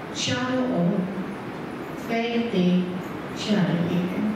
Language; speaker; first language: Hindi; non-native, local second language; Marathi